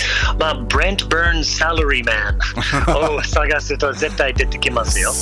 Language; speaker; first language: Japanese; non-native, learner; English